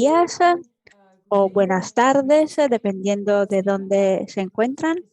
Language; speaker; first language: Spanish; non-native, fluent; French